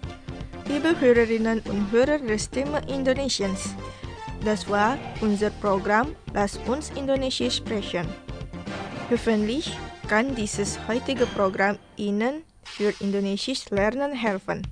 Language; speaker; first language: German; non-native, fluent; Indonesian